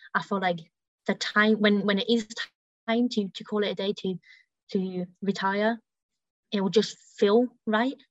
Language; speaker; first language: English; early bilingual, heritage; German